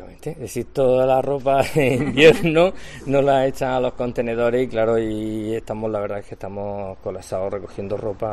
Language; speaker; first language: Spanish; native; Spanish